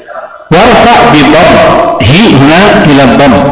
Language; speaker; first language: Arabic; non-native, fluent; Indonesian